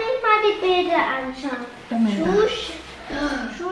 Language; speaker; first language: German; early bilingual, other home language; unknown